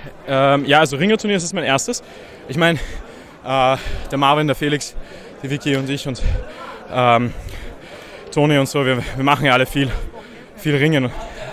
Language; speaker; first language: German; native; German